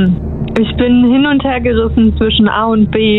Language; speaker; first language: German; native; German